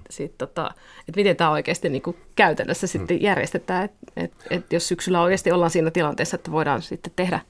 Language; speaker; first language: Finnish; native; Finnish